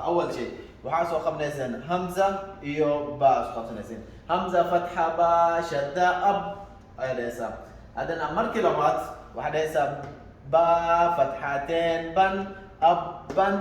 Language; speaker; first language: Arabic; non-native, local second language; Somali